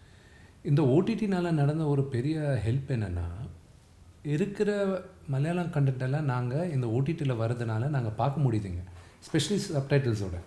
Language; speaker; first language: Tamil; non-native, local second language; Telugu